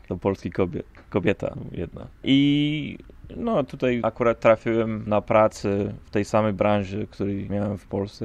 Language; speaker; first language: Polish; non-native, fluent; English